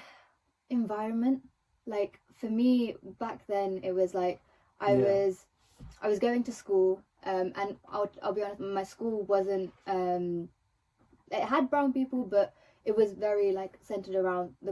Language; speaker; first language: English; non-native, local second language; Telugu